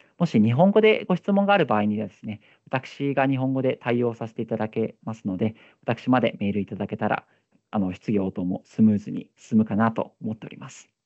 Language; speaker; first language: Japanese; native; Japanese